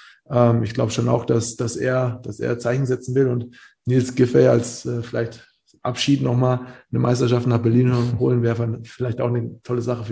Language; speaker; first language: German; native; German